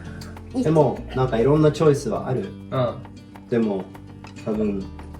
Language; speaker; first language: Japanese; non-native, fluent; Swedish